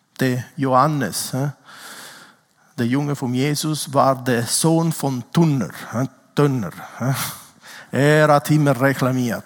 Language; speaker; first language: German; non-native, fluent; Italian